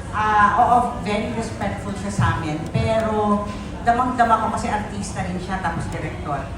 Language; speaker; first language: Filipino; native; Filipino